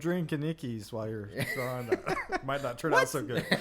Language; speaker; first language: English; native; English